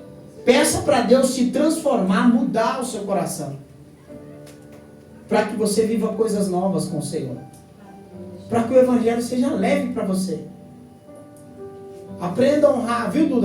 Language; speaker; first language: Portuguese; native; Portuguese